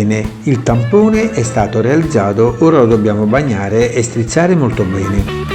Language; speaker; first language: Italian; native; Italian